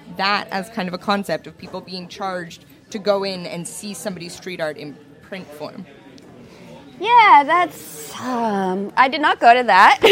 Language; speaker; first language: English; native; English